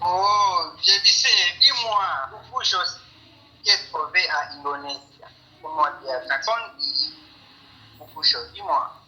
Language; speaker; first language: French; non-native, learner; Swahili